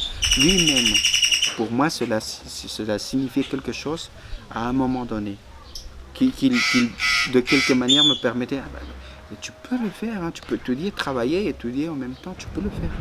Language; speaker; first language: French; non-native, fluent; Spanish